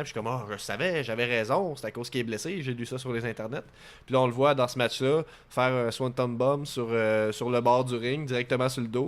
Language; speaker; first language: French; native; French